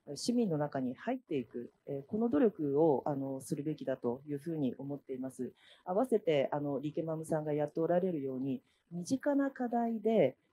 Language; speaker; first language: Japanese; native; Japanese